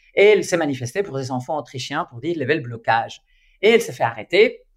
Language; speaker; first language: French; non-native, fluent; Spanish